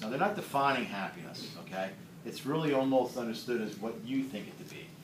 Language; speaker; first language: English; native; English